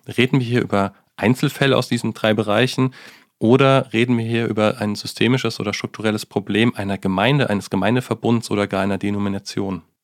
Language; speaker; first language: German; native; German